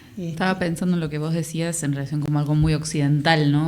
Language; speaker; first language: Spanish; native; Spanish